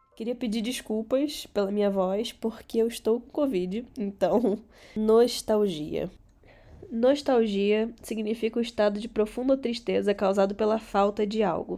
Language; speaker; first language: Portuguese; early bilingual, other home language; Catalan